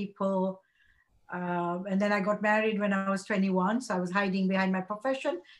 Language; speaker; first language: English; non-native, local second language; Gujarati